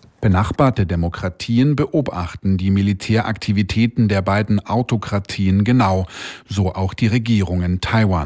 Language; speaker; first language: German; native; German